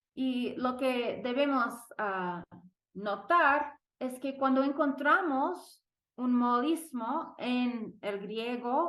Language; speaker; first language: Spanish; non-native, fluent; English